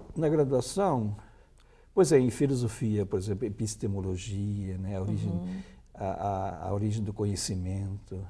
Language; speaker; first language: Portuguese; non-native, local second language; German